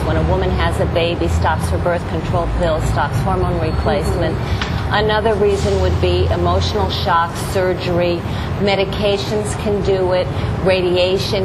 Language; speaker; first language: English; native; English